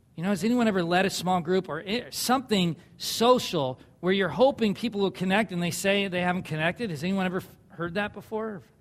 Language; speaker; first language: English; native; English